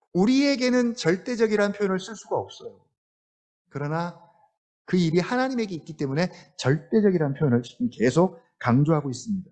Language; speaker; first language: Korean; native; Korean